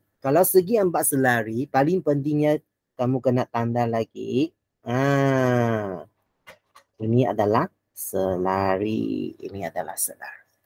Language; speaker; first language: Malay; non-native, local second language; Chinese